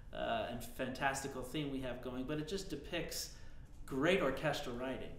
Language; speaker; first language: English; native; English